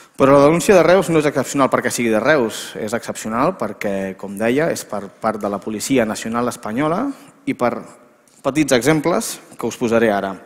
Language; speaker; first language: Catalan; native; Catalan